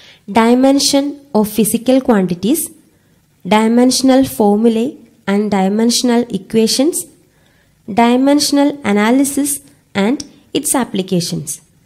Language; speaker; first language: English; non-native, local second language; Malayalam